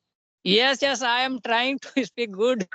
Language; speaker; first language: English; non-native, learner; Hindi